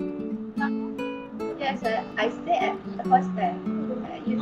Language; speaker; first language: English; non-native, learner; Malay